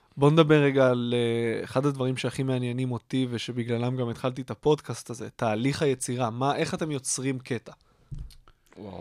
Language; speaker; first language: Hebrew; native; Hebrew